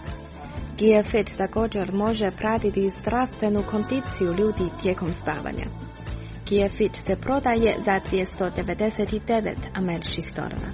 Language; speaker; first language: Croatian; native; Croatian